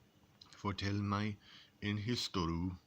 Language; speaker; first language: Danish; non-native, learner; English